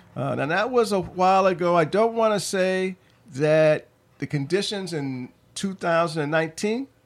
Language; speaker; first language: English; native; English